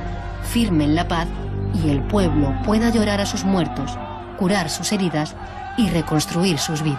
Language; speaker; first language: Spanish; native; Spanish